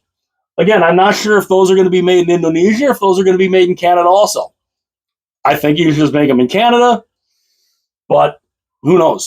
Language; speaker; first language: English; native; English